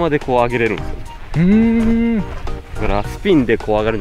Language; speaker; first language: Japanese; native; Japanese